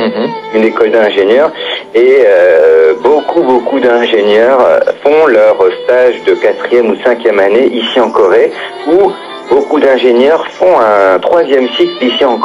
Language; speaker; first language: French; native; French